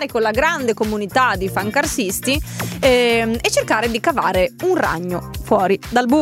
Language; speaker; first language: Italian; native; Italian